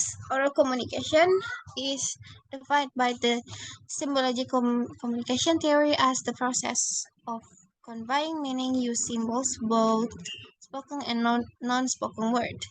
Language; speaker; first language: English; non-native, learner; Indonesian